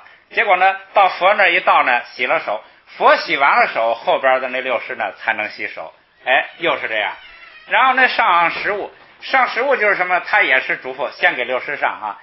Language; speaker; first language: Chinese; native; Chinese